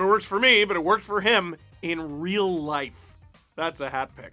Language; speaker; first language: English; native; English